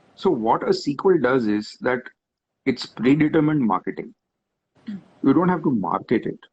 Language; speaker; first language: English; non-native, local second language; Hindi